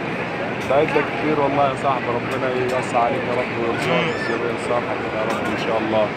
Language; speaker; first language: Arabic; native; Arabic